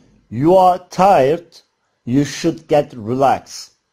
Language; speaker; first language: English; non-native, fluent; Turkish